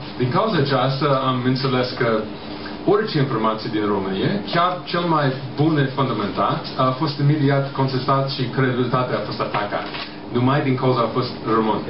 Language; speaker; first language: Romanian; non-native, fluent; English